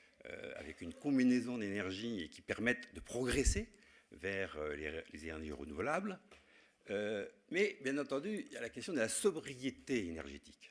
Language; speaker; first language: French; native; French